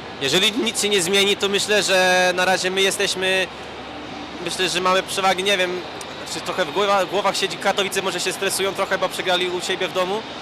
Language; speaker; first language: Polish; early bilingual, heritage; Polish